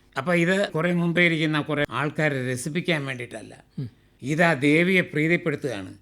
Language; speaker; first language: Malayalam; native; Malayalam